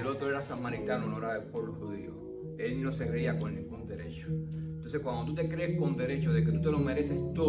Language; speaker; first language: Spanish; native; Spanish